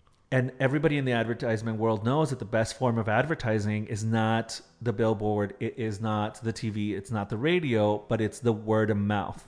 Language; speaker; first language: English; early bilingual, other home language; Spanish